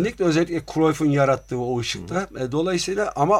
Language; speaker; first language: Turkish; native; Turkish